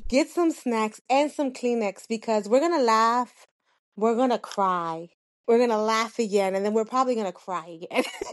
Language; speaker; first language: English; early bilingual, other home language; Spanish